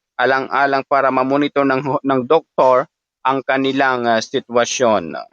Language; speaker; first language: Filipino; non-native, local second language; Cebuano